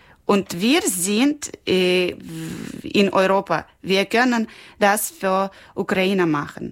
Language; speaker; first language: German; non-native, learner; Ukrainian